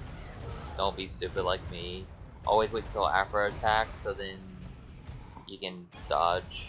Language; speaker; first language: English; native; English